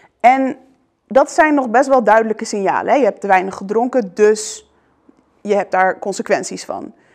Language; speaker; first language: Dutch; early bilingual, other home language; Arabic